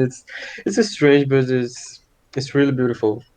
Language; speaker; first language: English; non-native, fluent; Portuguese